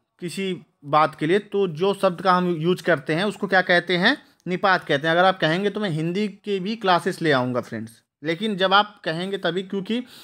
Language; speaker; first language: Hindi; native; Hindi